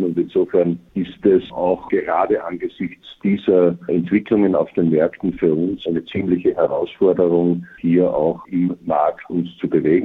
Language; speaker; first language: German; native; German